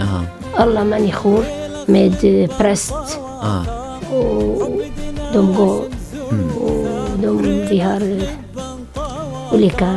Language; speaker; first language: Swedish; non-native, learner; Syriac